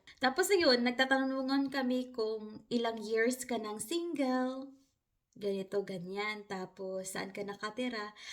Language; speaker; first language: Filipino; non-native, local second language; Hiligaynon